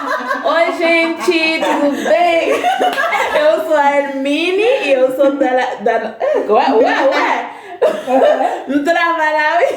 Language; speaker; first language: Portuguese; non-native, learner; Haitian Creole